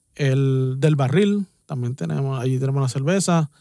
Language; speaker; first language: Spanish; native; Spanish